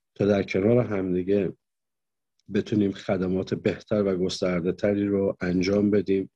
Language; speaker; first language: Persian; native; Persian